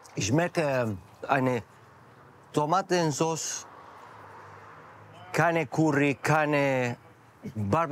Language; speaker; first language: German; non-native, learner; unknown